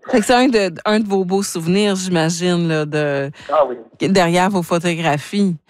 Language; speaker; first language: French; native; French